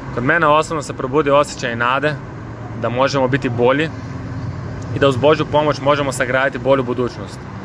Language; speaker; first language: Croatian; early bilingual, heritage; Croatian